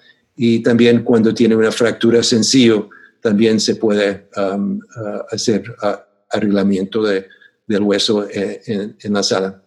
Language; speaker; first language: Spanish; non-native, fluent; English